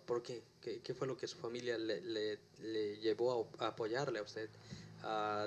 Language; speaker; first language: Spanish; native; Spanish